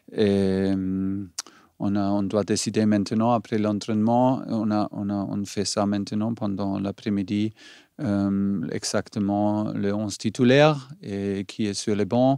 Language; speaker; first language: French; non-native, learner; German